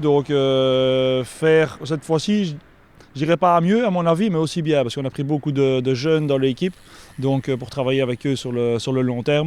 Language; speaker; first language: French; native; French